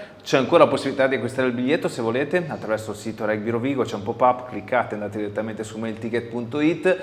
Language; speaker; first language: Italian; native; Italian